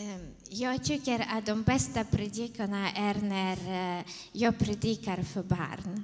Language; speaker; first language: Swedish; non-native, fluent; Ukrainian